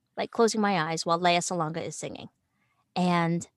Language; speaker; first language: English; native; English